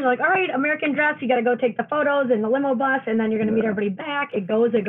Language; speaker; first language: English; native; English